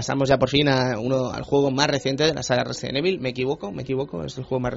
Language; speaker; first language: Spanish; native; Spanish